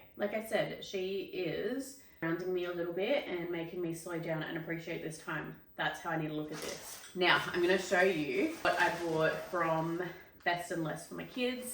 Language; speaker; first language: English; native; English